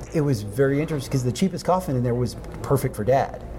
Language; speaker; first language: English; native; English